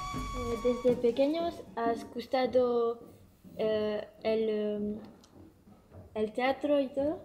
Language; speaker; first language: Spanish; non-native, learner; French